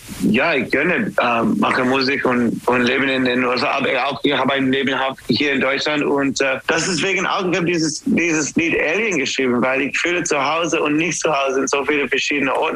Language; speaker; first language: German; non-native, fluent; English